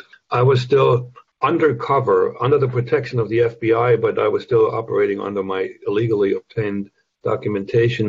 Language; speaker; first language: English; non-native, fluent; German